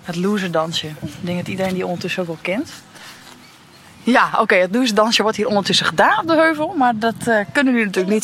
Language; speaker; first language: Dutch; native; Dutch